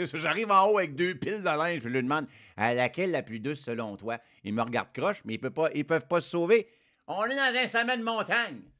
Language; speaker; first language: French; native; French